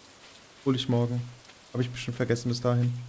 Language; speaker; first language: German; native; German